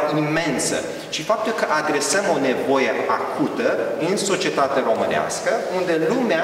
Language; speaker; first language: Romanian; early bilingual, heritage; Romanian